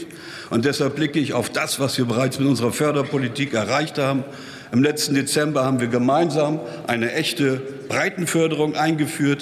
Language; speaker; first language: German; native; German